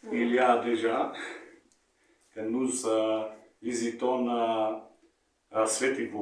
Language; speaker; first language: French; non-native, learner; Macedonian